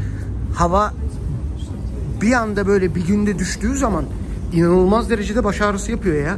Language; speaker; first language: Turkish; native; Turkish